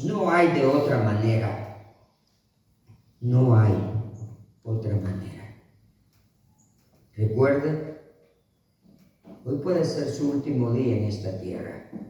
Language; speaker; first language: Spanish; native; Spanish